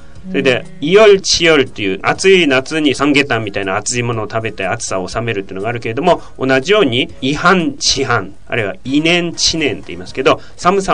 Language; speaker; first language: Japanese; native; Japanese